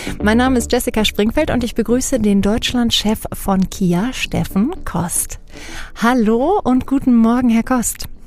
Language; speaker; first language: German; native; German